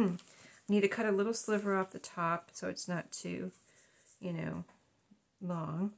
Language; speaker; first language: English; native; English